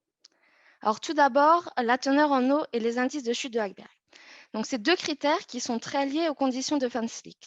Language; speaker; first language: French; native; French